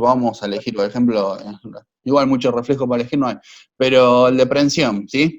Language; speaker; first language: Spanish; native; Spanish